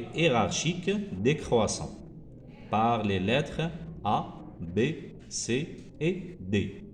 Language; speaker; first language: French; non-native, local second language; Arabic